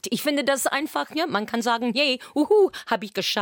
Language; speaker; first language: German; non-native, fluent; English